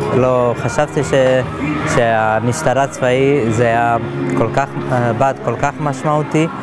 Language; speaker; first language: Hebrew; non-native, fluent; Portuguese